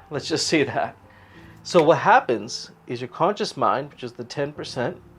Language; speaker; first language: English; native; English